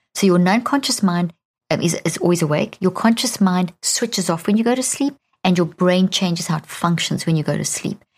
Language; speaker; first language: English; native; English